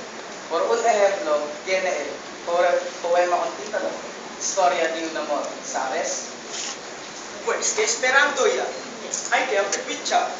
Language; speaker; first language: Spanish; non-native, learner; Filipino